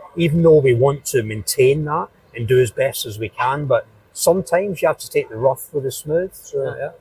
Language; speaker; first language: English; native; English